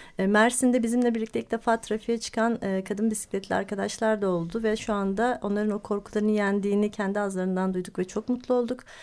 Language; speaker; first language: Turkish; native; Turkish